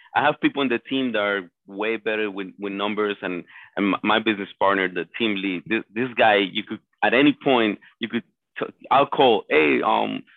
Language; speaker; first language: English; non-native, fluent; Spanish